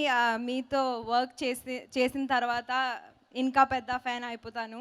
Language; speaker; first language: Telugu; non-native, local second language; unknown